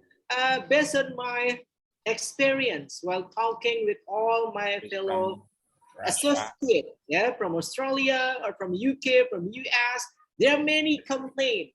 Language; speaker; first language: English; non-native, fluent; Indonesian